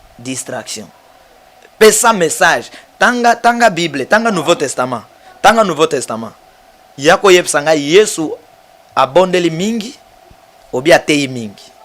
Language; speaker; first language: Lingala; native; Lingala